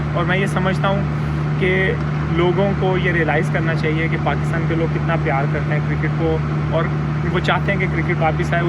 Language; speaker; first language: Urdu; non-native, local second language; Punjabi